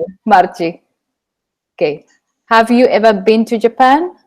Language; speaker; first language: English; non-native, fluent; Japanese